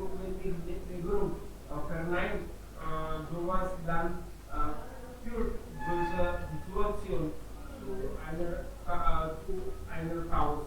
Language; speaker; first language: German; non-native, learner; Hindi